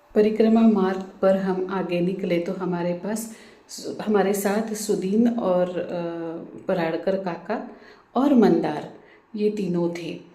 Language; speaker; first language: Hindi; non-native, local second language; Marathi